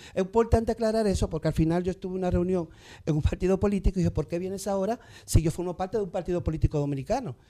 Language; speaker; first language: Spanish; native; Spanish